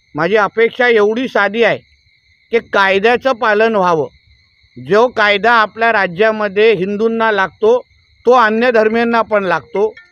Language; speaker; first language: Marathi; native; Marathi